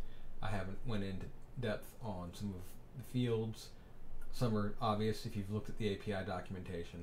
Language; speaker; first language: English; native; English